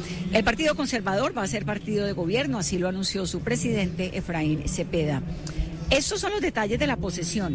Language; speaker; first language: Spanish; native; Spanish